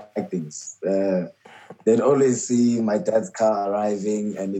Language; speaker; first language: English; non-native, local second language; Xhosa